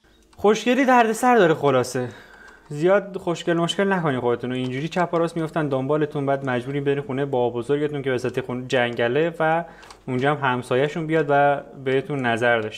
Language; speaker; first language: Persian; native; Persian